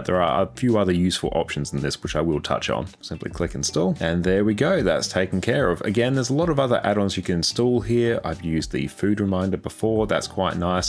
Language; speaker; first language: English; native; English